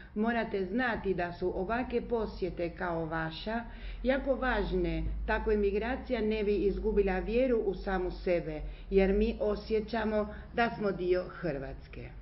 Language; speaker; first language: Croatian; early bilingual, heritage; Croatian